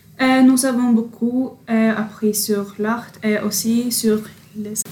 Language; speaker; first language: French; non-native, learner; Norwegian